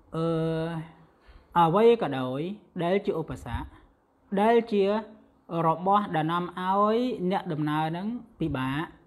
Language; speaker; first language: Khmer; non-native, local second language; Western Cham